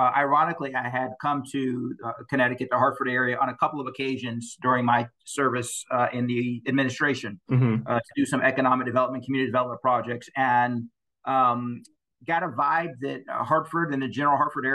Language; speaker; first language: English; native; English